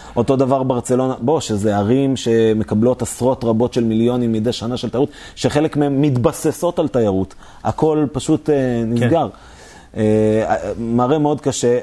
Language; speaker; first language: Hebrew; native; Hebrew